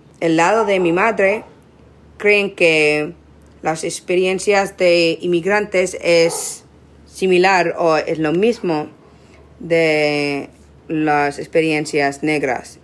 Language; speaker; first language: Spanish; non-native, learner; English